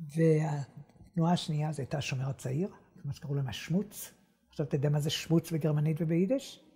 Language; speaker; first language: Hebrew; native; Hebrew